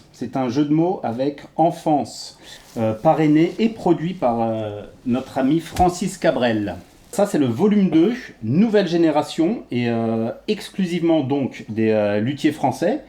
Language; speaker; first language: French; native; French